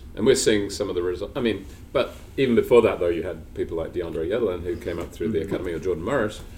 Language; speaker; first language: English; native; English